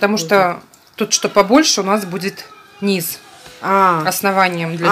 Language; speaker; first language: Russian; non-native, local second language; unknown